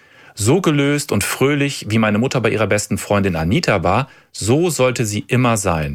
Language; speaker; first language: German; native; German